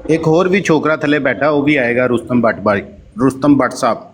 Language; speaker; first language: Urdu; non-native, local second language; Punjabi